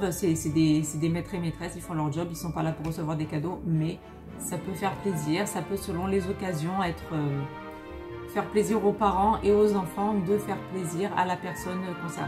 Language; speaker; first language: French; native; French